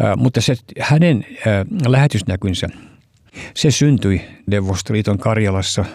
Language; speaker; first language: Finnish; early bilingual, heritage; Finnish